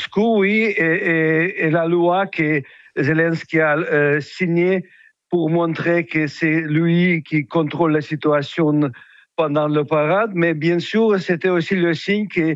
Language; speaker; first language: French; non-native, fluent; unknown